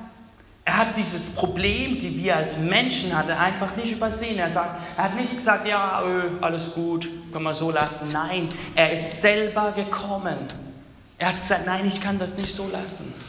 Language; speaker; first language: German; non-native, fluent; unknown